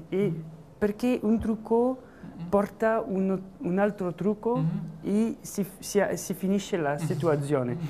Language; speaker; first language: Italian; non-native, learner; French